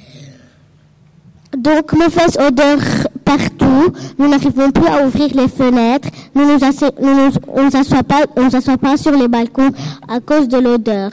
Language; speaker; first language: French; non-native, local second language; Arabic